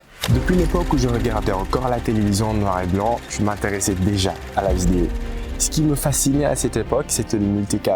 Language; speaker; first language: French; native; French